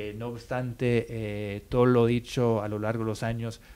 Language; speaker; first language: Spanish; non-native, fluent; English